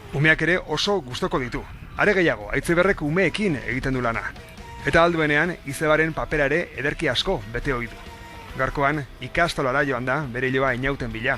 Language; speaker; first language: Basque; native; Basque